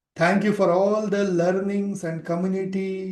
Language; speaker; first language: English; non-native, local second language; Kannada